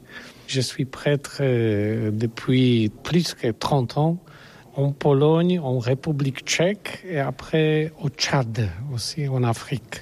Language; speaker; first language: French; non-native, learner; Polish